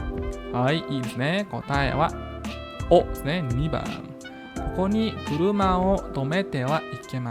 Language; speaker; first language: Japanese; non-native, fluent; Indonesian